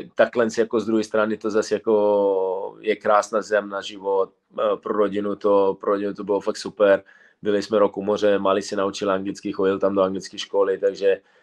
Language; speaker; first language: Czech; non-native, fluent; Serbian